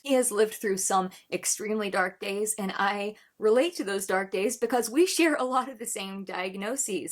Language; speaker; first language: English; native; English